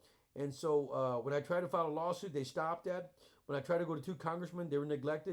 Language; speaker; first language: English; native; English